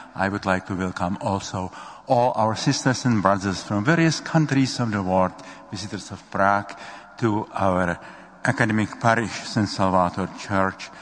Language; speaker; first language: English; non-native, fluent; Czech